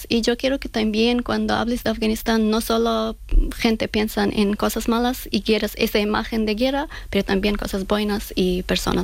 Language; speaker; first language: Spanish; non-native, learner; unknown